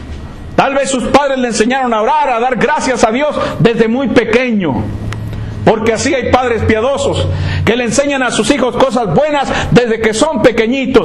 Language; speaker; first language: Spanish; native; Spanish